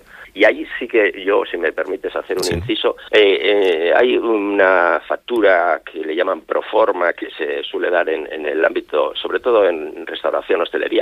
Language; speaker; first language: Spanish; native; Spanish